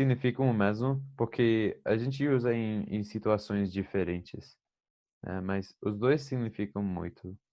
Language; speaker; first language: Portuguese; non-native, fluent; English